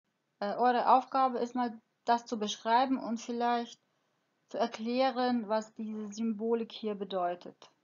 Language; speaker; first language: German; non-native, fluent; Croatian